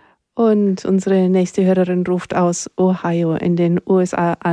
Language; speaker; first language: German; native; German